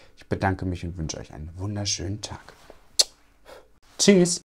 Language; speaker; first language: German; native; German